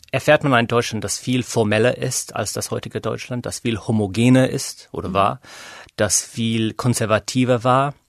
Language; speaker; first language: German; non-native, fluent; English